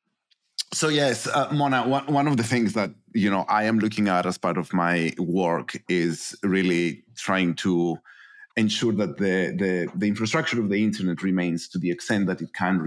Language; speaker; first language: English; non-native, fluent; Greek